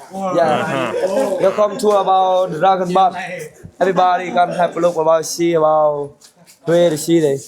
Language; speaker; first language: English; non-native, learner; Vietnamese